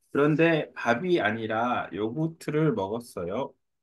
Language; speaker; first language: Korean; native; Korean